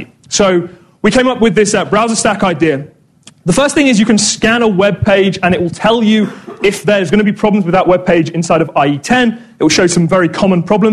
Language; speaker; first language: English; native; English